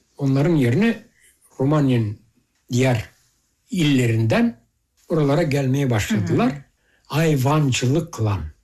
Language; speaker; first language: Turkish; early bilingual, heritage; Turkish